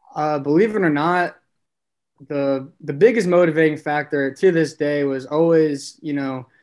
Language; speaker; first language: English; native; English